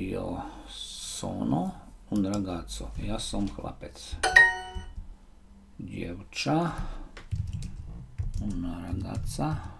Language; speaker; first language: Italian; non-native, learner; Slovak